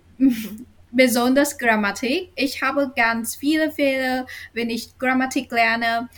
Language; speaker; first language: German; non-native, learner; Vietnamese